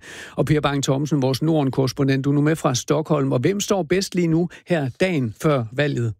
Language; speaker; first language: Danish; native; Danish